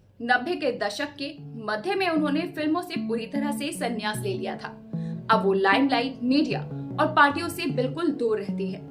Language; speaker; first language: Hindi; native; Hindi